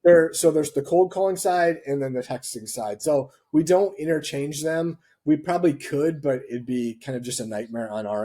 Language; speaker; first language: English; native; English